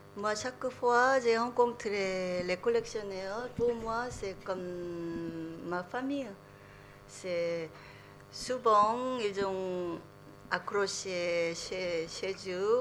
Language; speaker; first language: French; non-native, learner; Korean